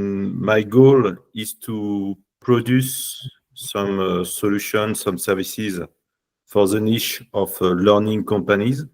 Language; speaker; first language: English; non-native, learner; French